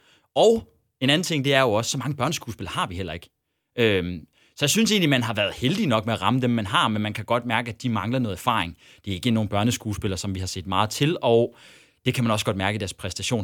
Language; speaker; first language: Danish; native; Danish